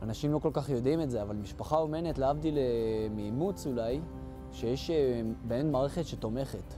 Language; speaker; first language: Hebrew; native; Hebrew